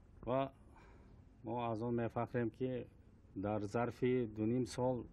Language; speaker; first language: Persian; native; Persian